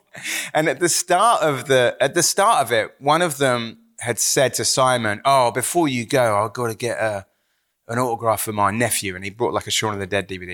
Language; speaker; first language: English; native; English